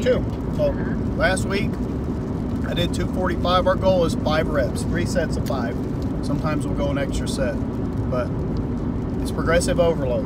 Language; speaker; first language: English; native; English